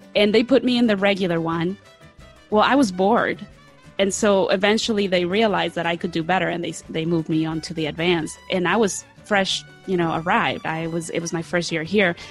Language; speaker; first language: English; early bilingual, other home language; Spanish